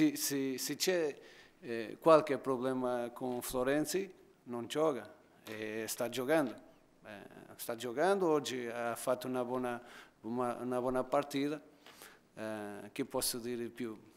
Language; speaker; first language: Italian; non-native, fluent; Portuguese